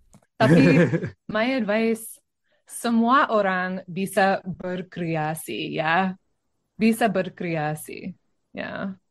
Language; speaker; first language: Indonesian; non-native, learner; English